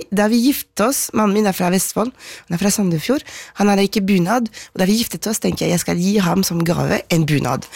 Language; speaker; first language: Norwegian; non-native, fluent; French